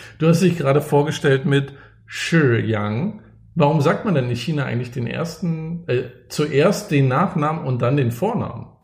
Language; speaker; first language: German; native; German